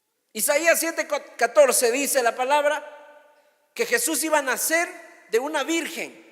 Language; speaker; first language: Spanish; native; Spanish